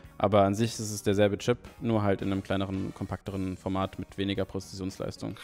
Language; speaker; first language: German; native; German